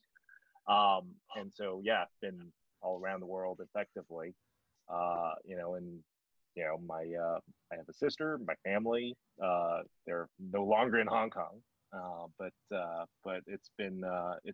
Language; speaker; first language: English; non-native, local second language; Cantonese